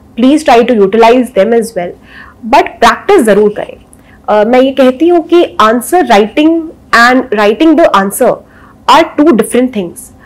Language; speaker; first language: Hindi; native; Hindi